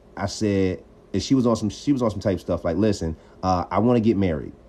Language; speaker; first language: English; native; English